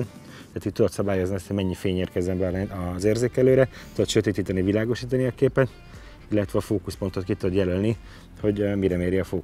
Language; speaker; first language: Hungarian; native; Hungarian